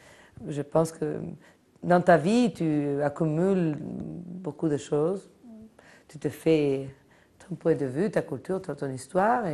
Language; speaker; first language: French; non-native, fluent; Spanish